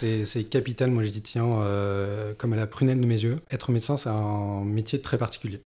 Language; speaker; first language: French; native; French